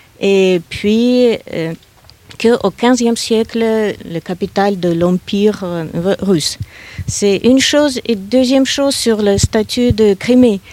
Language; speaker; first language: French; non-native, fluent; Russian